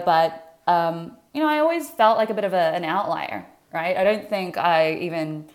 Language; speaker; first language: English; native; English